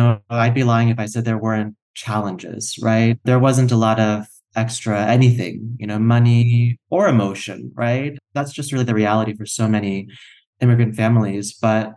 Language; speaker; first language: English; native; English